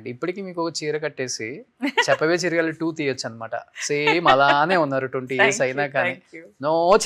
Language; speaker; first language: Telugu; native; Telugu